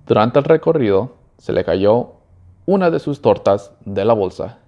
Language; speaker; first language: Spanish; early bilingual, heritage; Spanish